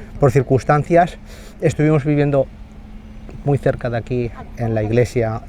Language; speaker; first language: Spanish; native; Spanish